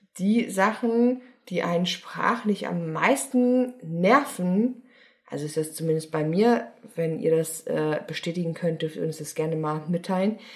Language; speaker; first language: German; native; German